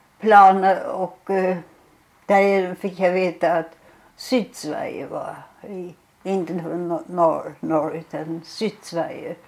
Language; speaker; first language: Swedish; non-native, fluent; German